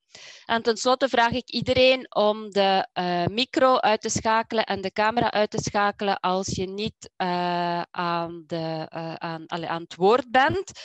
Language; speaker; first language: Dutch; native; Dutch